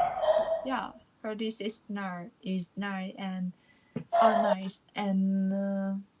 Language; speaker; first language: English; non-native, learner; Vietnamese